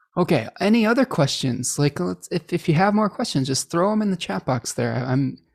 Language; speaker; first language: English; native; English